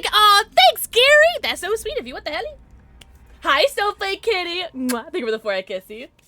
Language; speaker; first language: English; native; English